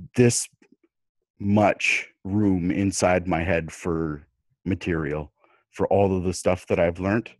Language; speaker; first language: English; native; English